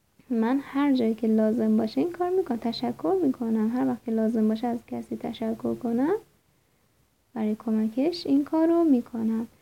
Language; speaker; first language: Persian; native; Persian